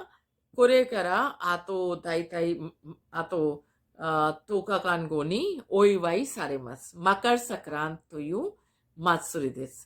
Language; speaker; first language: Japanese; non-native, fluent; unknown